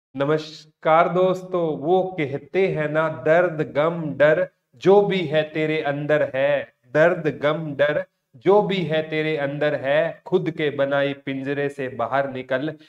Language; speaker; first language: Hindi; native; Hindi